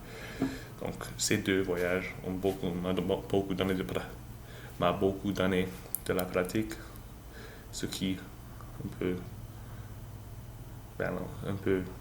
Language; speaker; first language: French; non-native, learner; English